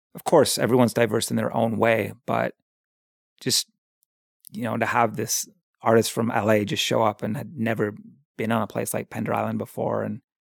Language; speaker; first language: English; native; English